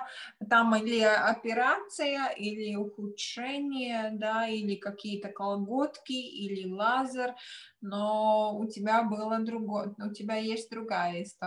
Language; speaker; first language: Russian; non-native, local second language; Latvian